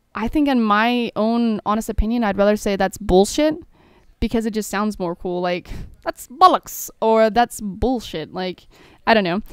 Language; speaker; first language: English; native; English